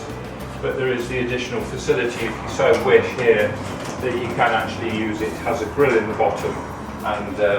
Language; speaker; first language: English; native; English